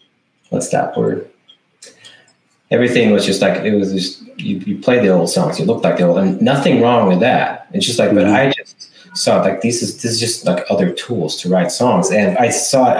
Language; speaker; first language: English; non-native, fluent; Swedish